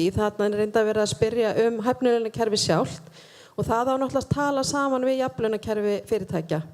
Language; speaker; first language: Icelandic; native; Icelandic